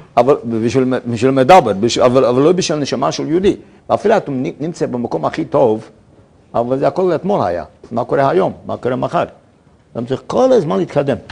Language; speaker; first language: Hebrew; non-native, fluent; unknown